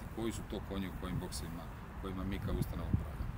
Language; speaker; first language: Croatian; native; Croatian